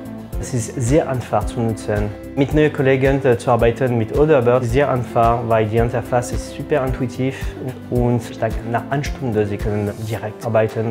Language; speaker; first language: German; non-native, fluent; French